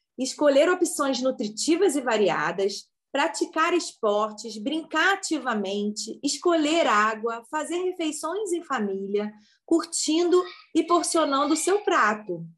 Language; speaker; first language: Portuguese; native; Portuguese